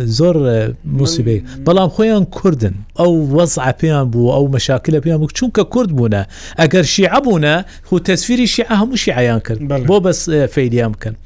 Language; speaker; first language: Central Kurdish; non-native, local second language; Southern Kurdish